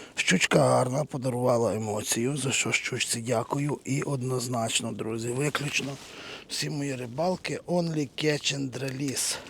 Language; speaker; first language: Ukrainian; native; Ukrainian